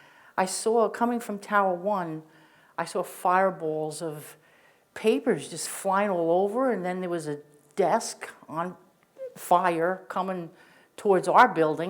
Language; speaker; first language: English; native; English